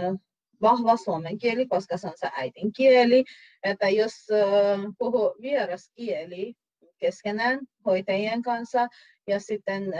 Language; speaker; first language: Finnish; non-native, fluent; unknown